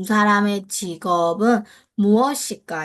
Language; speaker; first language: Korean; non-native, fluent; Burmese